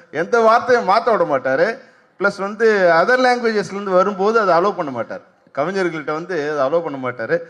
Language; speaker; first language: Tamil; native; Tamil